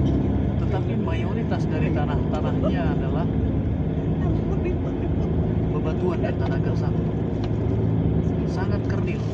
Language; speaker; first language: Indonesian; native; Indonesian